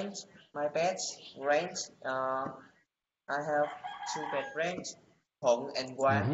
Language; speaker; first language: English; non-native, learner; Vietnamese